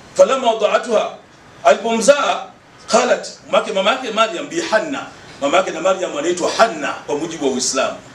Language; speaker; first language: Swahili; native; Swahili